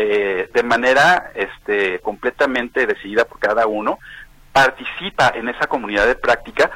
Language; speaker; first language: Spanish; native; Spanish